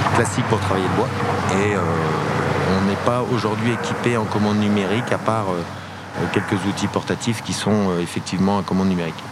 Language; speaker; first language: French; native; French